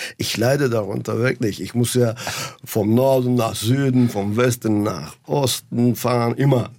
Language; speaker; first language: German; non-native, fluent; Turkish